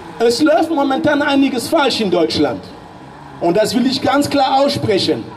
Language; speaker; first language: German; early bilingual, other home language; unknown